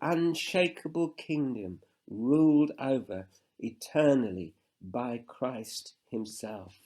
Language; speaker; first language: English; native; English